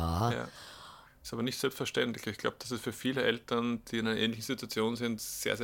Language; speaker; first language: German; native; German